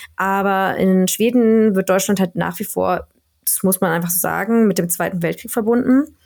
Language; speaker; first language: German; native; German